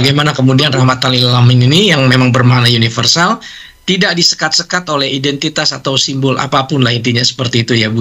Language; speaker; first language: Indonesian; native; Indonesian